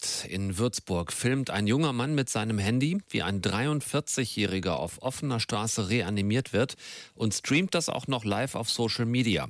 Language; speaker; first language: German; native; German